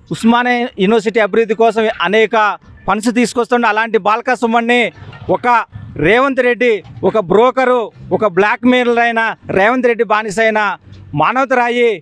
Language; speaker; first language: Telugu; native; Telugu